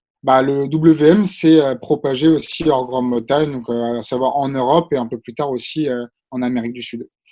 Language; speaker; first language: French; native; French